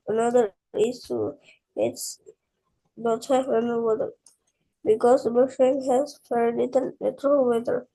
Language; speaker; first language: English; non-native, learner; Indonesian